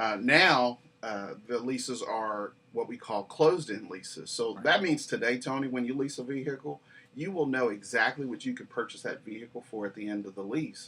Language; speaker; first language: English; native; English